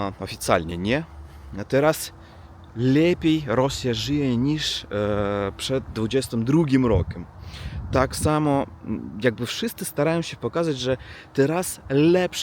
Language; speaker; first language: Polish; non-native, learner; Russian